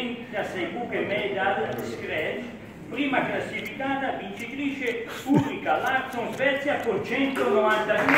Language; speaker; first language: Italian; native; Italian